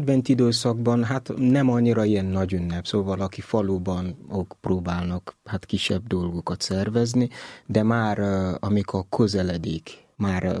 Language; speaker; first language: Hungarian; non-native, learner; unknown